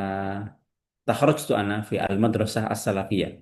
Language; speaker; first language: Arabic; non-native, fluent; Indonesian